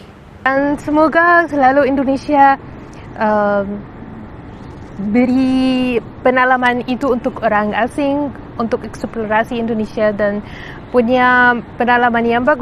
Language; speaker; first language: Indonesian; non-native, fluent; Arabic